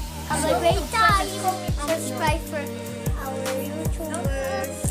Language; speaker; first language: English; non-native, learner; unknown